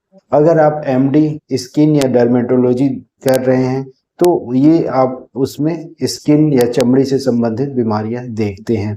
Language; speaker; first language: Hindi; native; Hindi